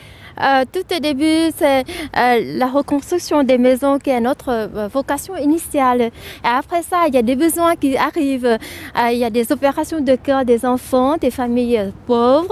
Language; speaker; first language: French; non-native, fluent; Vietnamese